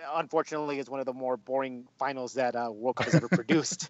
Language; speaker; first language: English; early bilingual, other home language; Spanish